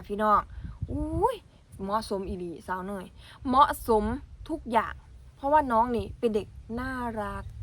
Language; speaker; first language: Thai; non-native, local second language; Northeastern Thai